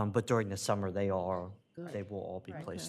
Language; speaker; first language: English; native; English